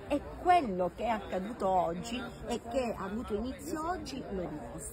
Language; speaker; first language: Italian; native; Italian